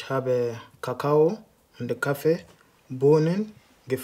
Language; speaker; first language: German; non-native, learner; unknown